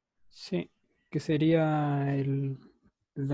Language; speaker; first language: Spanish; native; Spanish